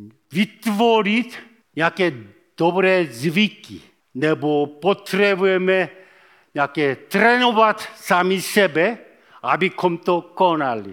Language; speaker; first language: Czech; non-native, fluent; Korean